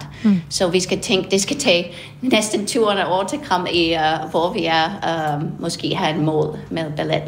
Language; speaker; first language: Danish; non-native, fluent; English